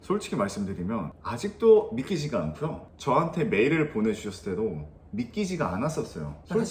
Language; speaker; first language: Korean; native; Korean